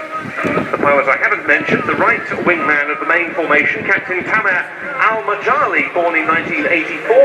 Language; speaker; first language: English; native; English